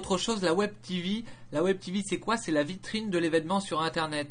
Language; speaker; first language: French; native; French